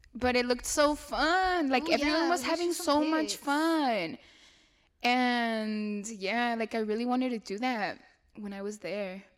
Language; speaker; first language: English; non-native, fluent; Spanish